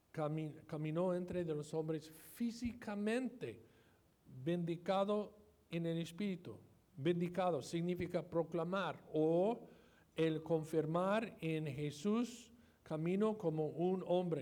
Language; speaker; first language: Spanish; non-native, fluent; English